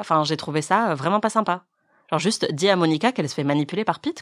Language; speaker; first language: French; native; French